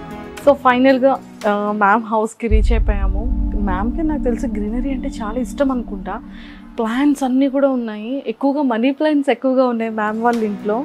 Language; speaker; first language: Telugu; native; Telugu